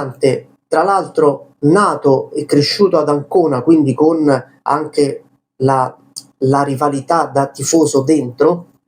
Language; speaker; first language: Italian; native; Italian